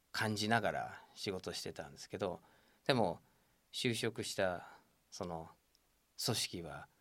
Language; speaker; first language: Japanese; non-native, fluent; English